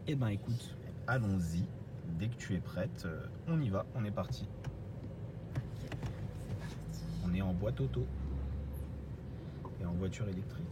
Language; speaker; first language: French; native; French